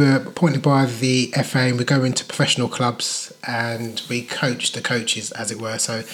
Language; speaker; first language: English; native; English